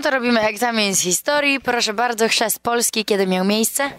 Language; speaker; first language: Polish; native; Polish